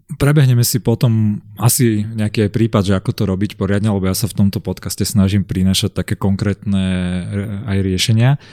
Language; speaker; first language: Slovak; native; Slovak